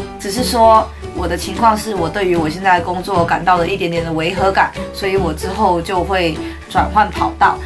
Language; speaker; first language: Chinese; native; Chinese